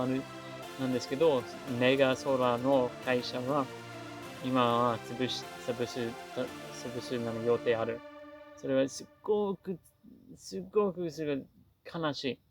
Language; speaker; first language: Japanese; non-native, learner; English